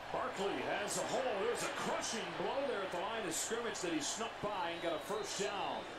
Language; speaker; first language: English; native; English